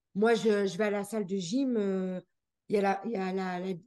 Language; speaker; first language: French; native; French